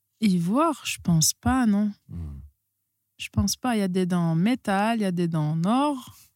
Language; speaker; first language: French; non-native, local second language; Arabic